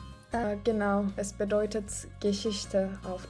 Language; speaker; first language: German; non-native, fluent; Turkish